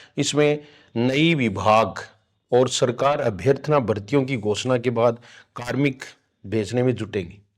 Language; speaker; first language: Hindi; native; Hindi